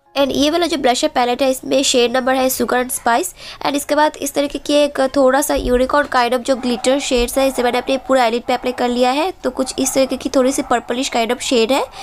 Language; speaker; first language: Hindi; non-native, local second language; Bangla